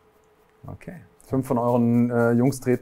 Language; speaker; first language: German; native; German